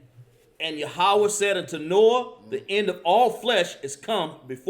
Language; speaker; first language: English; native; English